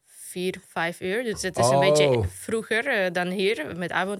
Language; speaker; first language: Dutch; non-native, fluent; Polish